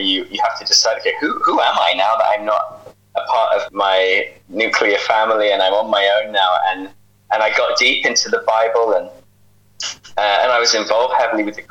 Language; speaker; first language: English; native; English